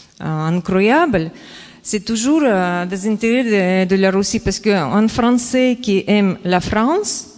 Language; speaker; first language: French; non-native, learner; Russian